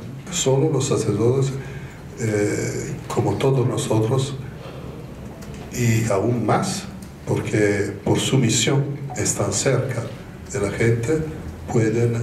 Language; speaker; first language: Spanish; non-native, fluent; Italian